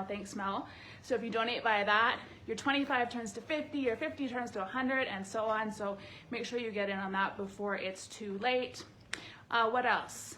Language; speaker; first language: English; native; English